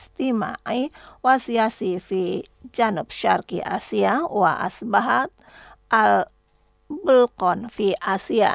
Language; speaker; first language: Arabic; non-native, fluent; Indonesian